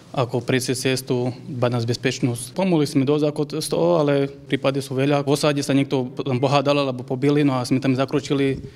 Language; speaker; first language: Slovak; non-native, local second language; Romany